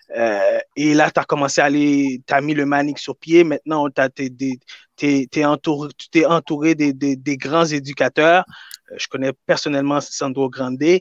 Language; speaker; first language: French; native; French